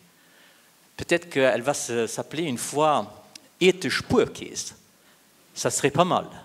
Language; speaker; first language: French; non-native, local second language; Luxembourgish